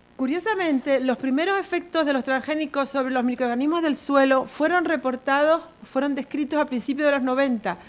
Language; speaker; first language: Spanish; native; Spanish